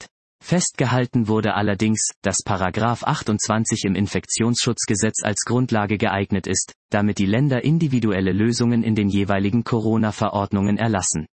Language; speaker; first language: German; native; German